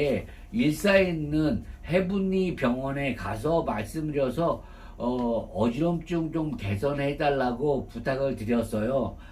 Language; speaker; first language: Korean; native; Korean